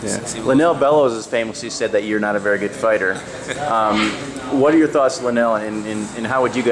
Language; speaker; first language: English; native; English